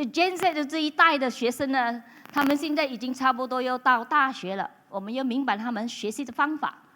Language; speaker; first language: Chinese; non-native, local second language; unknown